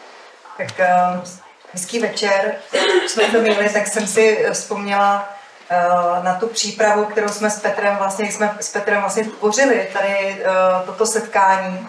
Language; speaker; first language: Czech; native; Czech